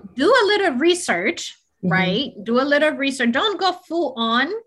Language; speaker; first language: English; non-native, local second language; Ganda